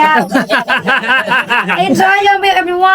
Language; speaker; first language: English; non-native, fluent; Vietnamese